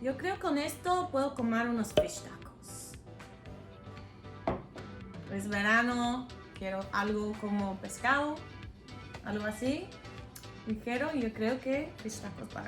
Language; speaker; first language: Spanish; non-native, fluent; English